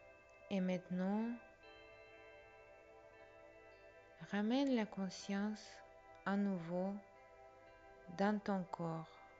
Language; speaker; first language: French; non-native, fluent; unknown